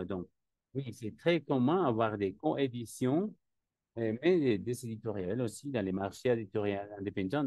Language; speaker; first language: French; non-native, learner; Spanish